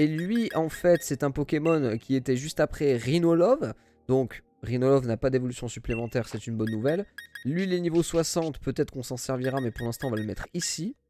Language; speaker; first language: French; native; French